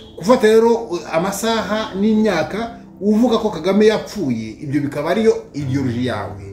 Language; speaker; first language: Kinyarwanda; native; Kinyarwanda